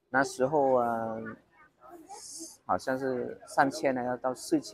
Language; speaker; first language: Chinese; non-native, fluent; Vietnamese